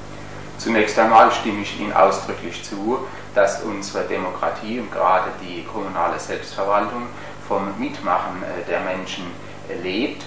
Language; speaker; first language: German; native; German